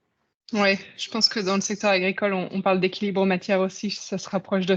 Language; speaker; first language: French; native; French